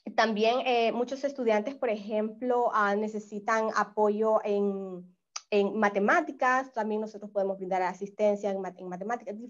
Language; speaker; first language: Spanish; native; Spanish